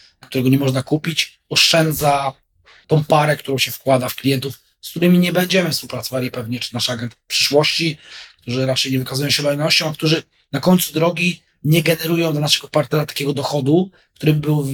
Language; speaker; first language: Polish; native; Polish